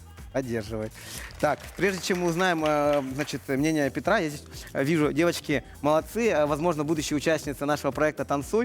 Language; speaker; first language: Russian; native; Russian